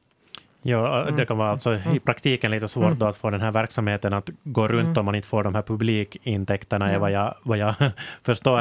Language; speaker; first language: Swedish; native; Swedish